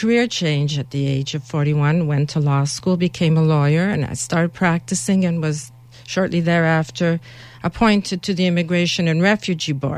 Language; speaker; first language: English; native; English